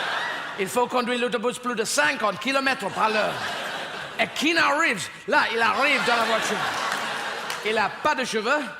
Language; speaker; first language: French; non-native, fluent; English